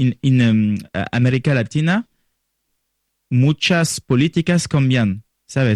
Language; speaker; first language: Spanish; non-native, learner; French